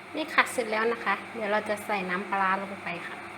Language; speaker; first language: Thai; non-native, local second language; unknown